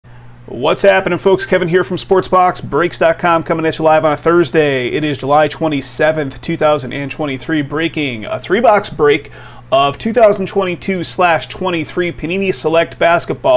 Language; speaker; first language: English; native; English